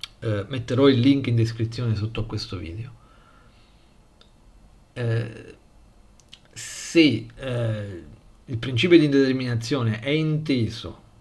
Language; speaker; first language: Italian; native; Italian